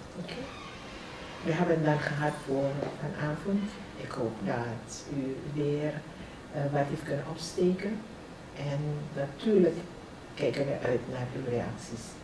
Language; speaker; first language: Dutch; non-native, local second language; Javanese